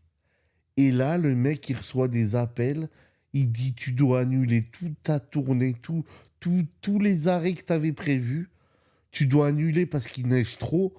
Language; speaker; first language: French; native; French